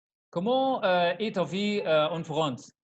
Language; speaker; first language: French; non-native, learner; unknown